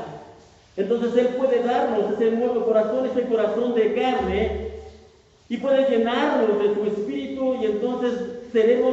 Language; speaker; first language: Spanish; native; Spanish